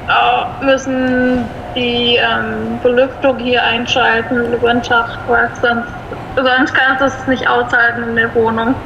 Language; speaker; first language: German; native; German